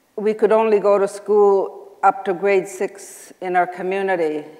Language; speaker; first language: English; native; English